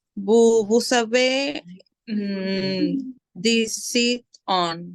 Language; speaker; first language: French; non-native, learner; Spanish